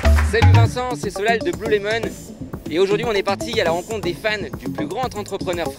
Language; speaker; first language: French; native; French